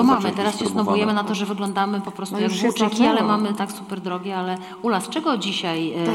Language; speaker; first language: Polish; native; Polish